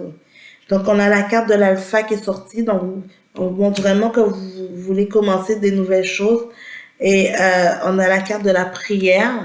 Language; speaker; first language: French; native; French